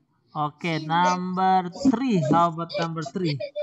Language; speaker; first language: English; non-native, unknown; Indonesian